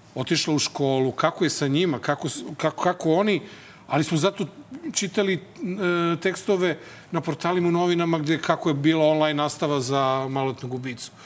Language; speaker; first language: Serbian; native; Serbian